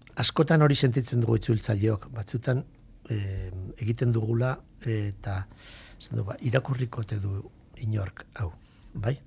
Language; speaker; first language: Basque; non-native, local second language; Spanish